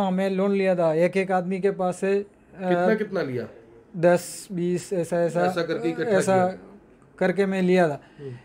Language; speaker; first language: Hindi; non-native, local second language; Malayalam